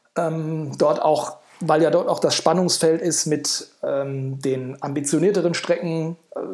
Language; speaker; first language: German; native; German